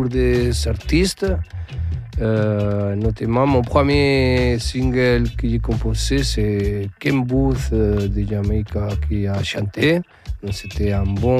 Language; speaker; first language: French; non-native, fluent; Spanish